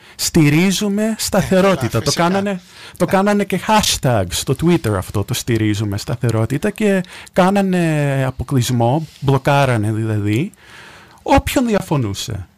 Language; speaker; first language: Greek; early bilingual, heritage; Greek